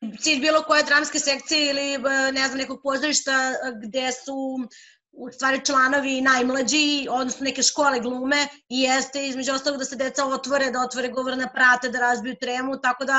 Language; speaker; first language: Serbian; native; Serbian